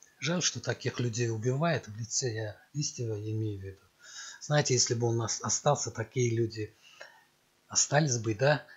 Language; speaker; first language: Russian; non-native, local second language; Azerbaijani